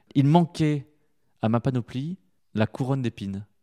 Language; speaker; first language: French; native; French